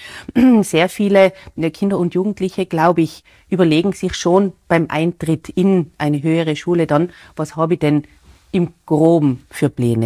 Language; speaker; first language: German; native; German